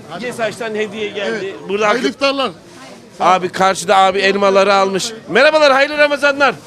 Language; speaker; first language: Turkish; native; Turkish